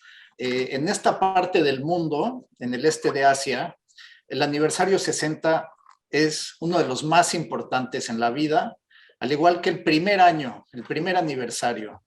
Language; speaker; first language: Spanish; native; Spanish